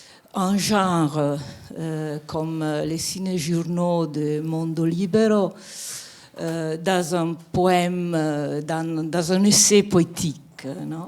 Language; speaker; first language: French; non-native, fluent; Italian